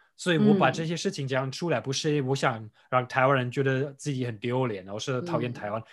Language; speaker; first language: Chinese; non-native, fluent; German